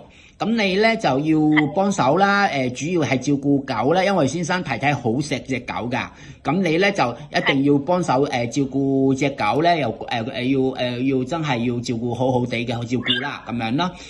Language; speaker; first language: Cantonese; native; Cantonese